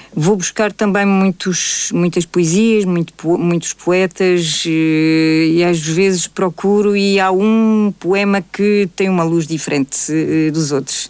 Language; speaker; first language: Portuguese; native; Portuguese